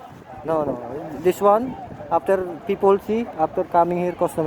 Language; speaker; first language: English; non-native, learner; Filipino